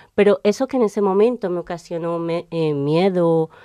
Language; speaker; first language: Spanish; native; Spanish